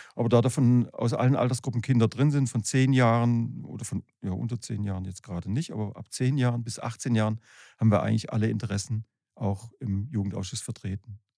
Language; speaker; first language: German; native; German